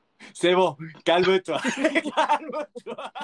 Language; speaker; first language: French; early bilingual, other home language; Spanish